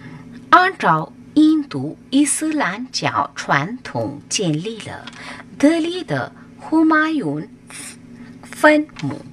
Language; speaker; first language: Chinese; non-native, learner; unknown